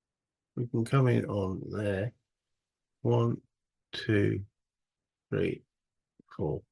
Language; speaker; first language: English; native; English